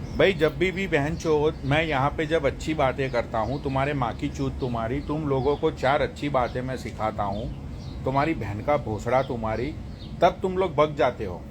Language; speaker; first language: Hindi; native; Hindi